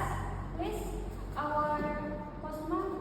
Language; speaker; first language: English; non-native, learner; Indonesian